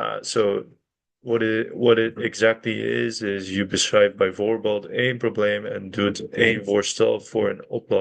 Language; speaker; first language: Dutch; non-native, learner; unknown